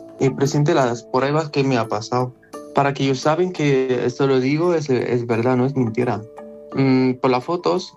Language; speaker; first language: Spanish; non-native, learner; Arabic